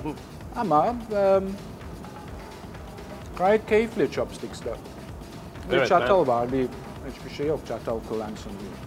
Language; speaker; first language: Turkish; non-native, learner; English